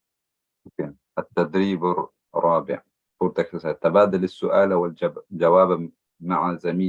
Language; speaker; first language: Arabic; non-native, learner; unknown